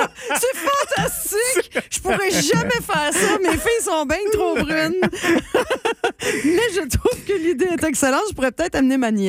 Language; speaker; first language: French; native; French